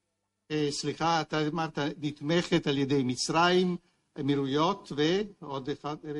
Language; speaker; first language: Hebrew; non-native, fluent; Italian